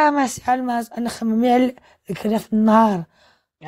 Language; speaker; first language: Arabic; early bilingual, heritage; French